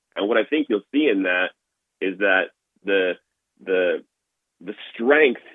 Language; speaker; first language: English; native; English